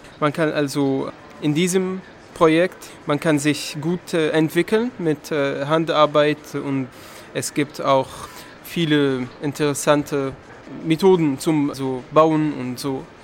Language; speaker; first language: German; non-native, learner; Arabic